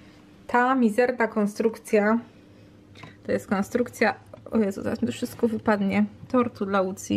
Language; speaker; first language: Polish; native; Polish